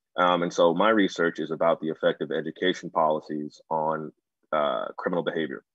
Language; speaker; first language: English; native; English